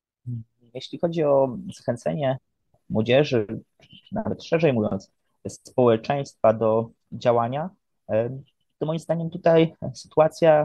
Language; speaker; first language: Polish; native; Polish